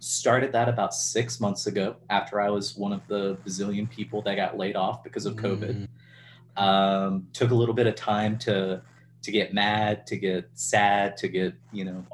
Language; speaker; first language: English; native; English